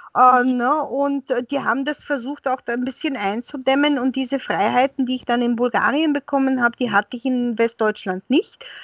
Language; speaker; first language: German; early bilingual, other home language; Bulgarian